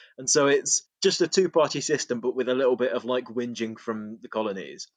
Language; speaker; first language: English; native; English